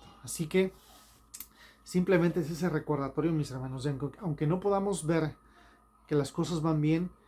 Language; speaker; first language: Spanish; native; Spanish